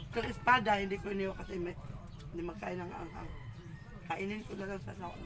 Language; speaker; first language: Filipino; non-native, local second language; Cebuano